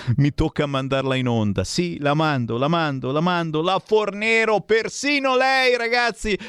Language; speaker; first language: Italian; native; Italian